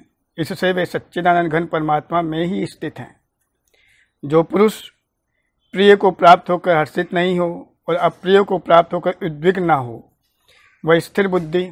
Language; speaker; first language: Hindi; native; Hindi